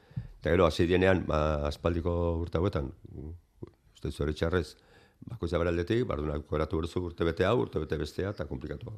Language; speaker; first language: Basque; native; Basque